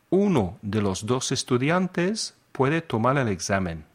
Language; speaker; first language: Spanish; non-native, fluent; English